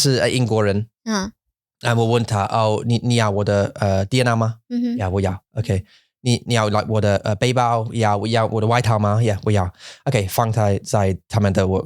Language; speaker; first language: Chinese; non-native, learner; English